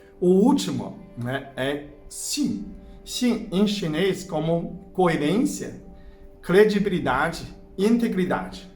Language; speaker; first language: Portuguese; non-native, fluent; Chinese